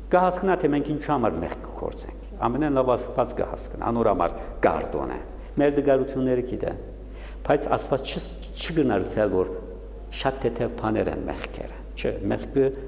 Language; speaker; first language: Armenian; native; Armenian